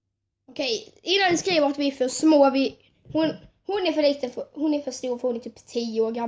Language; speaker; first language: Swedish; native; Swedish